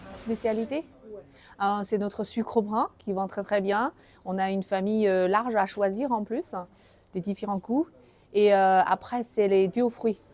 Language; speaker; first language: French; non-native, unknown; Chinese